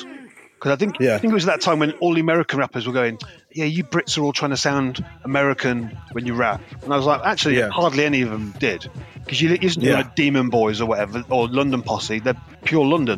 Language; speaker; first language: English; native; English